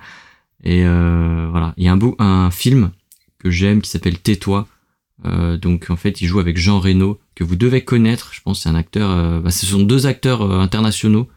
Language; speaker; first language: French; native; French